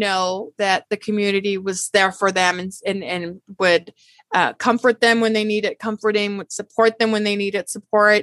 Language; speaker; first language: English; early bilingual, other home language; Spanish